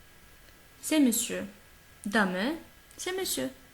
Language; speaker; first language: French; non-native, local second language; Arabic